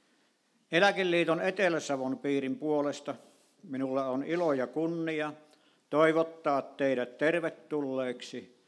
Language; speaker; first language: Finnish; native; Finnish